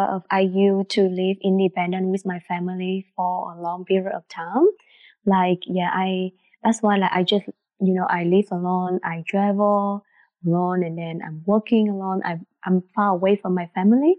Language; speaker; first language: English; non-native, learner; Vietnamese